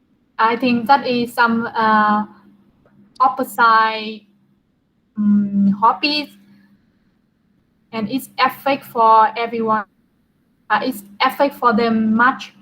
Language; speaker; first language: English; non-native, learner; Vietnamese